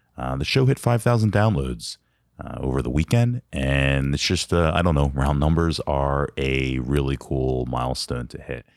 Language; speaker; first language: English; native; English